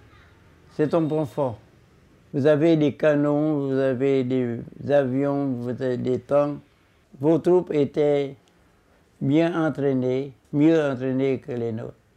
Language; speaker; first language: French; non-native, local second language; Vietnamese